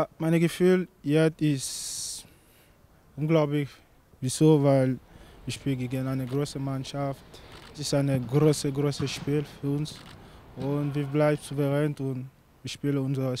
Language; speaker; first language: German; non-native, learner; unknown